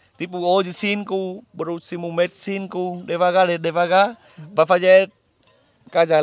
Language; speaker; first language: Portuguese; non-native, learner; Vietnamese